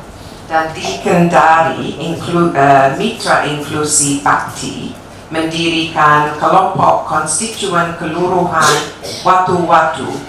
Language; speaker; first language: Indonesian; non-native, fluent; English